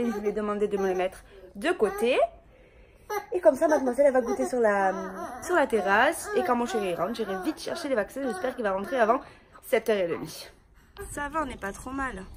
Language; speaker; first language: French; native; French